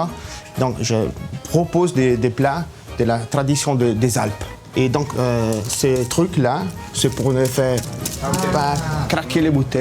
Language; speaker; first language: French; non-native, learner; Italian